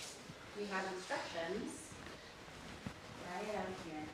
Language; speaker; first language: English; native; English